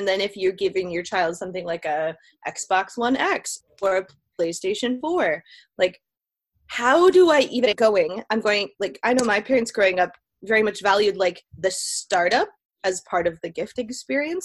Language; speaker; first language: English; native; English